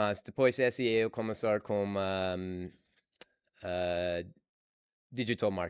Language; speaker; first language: Portuguese; non-native, learner; English